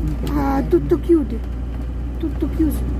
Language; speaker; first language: Italian; non-native, learner; Russian